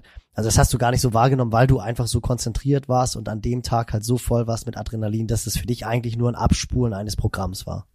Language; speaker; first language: German; native; German